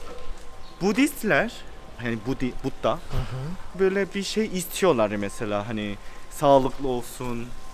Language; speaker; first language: Turkish; non-native, fluent; Korean